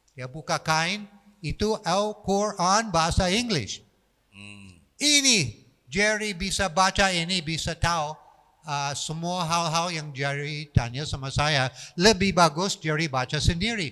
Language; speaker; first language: Indonesian; non-native, fluent; English